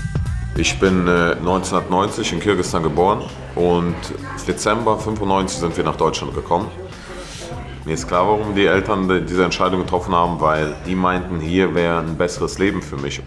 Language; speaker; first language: German; early bilingual, other home language; Russian